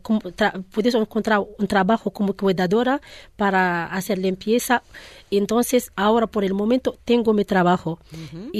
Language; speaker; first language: Spanish; non-native, learner; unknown